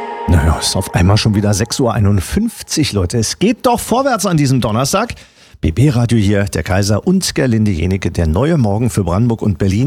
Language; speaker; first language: German; native; German